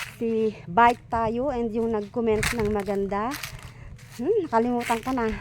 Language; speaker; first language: Filipino; non-native, local second language; Iloko